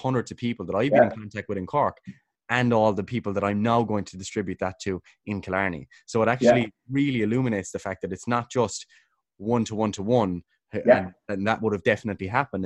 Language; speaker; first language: English; native; English